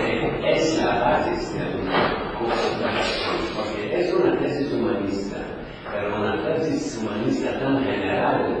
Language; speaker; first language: Spanish; non-native, fluent; Polish